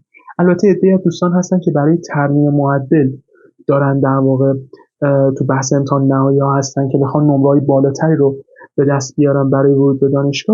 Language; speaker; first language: Persian; native; Persian